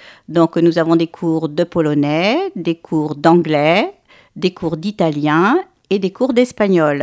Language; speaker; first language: French; native; French